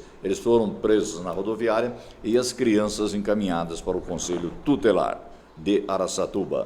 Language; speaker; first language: Portuguese; native; Portuguese